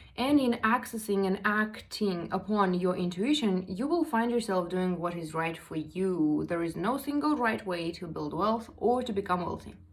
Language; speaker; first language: English; non-native, fluent; Russian